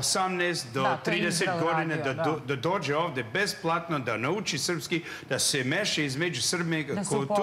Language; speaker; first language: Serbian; non-native, learner; English